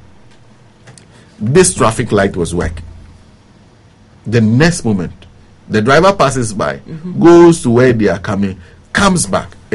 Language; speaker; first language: English; non-native, local second language; Ewe